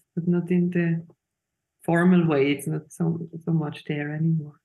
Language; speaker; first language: English; non-native, fluent; Swiss German